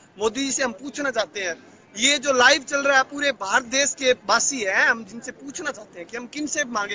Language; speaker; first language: Hindi; native; Hindi